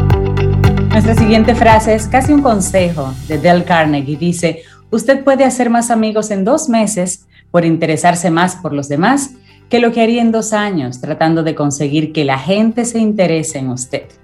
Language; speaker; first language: Spanish; native; Spanish